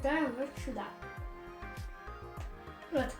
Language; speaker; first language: Russian; early bilingual, heritage; Russian